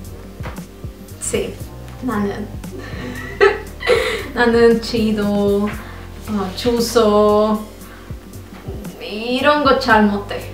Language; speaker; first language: Korean; non-native, learner; Spanish